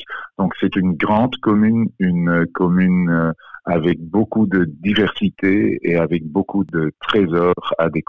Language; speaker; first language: French; non-native, local second language; Dutch